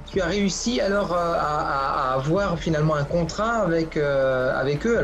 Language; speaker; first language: French; native; French